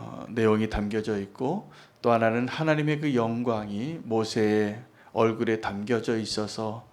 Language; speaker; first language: Korean; native; Korean